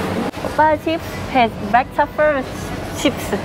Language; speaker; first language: Korean; non-native, fluent; Thai